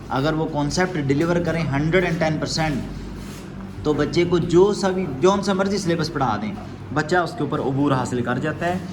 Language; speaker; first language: Urdu; non-native, local second language; Punjabi